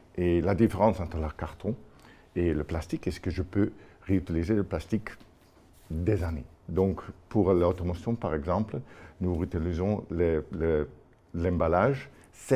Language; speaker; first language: French; non-native, fluent; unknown